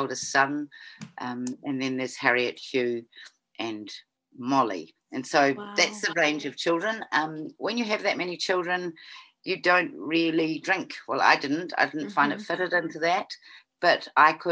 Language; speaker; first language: English; native; English